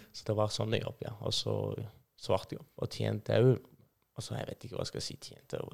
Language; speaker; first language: Norwegian; non-native, fluent; Persian